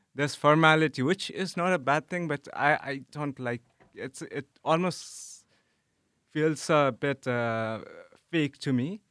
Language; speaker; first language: English; non-native, local second language; Nepali